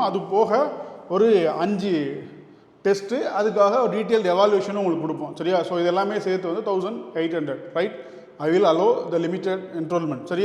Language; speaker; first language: Tamil; native; Tamil